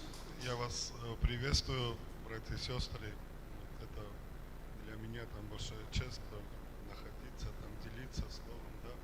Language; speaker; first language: Russian; non-native, fluent; Armenian